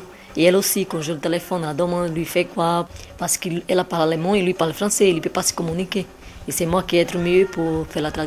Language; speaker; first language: French; non-native, learner; Portuguese